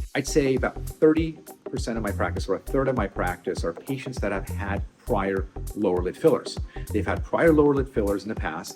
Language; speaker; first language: English; native; English